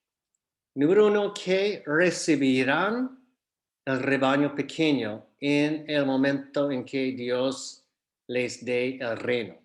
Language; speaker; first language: Spanish; non-native, fluent; English